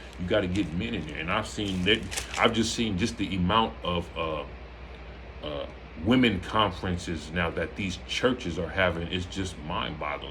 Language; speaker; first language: English; native; English